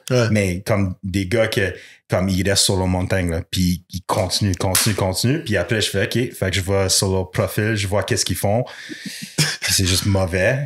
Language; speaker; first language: French; non-native, local second language; English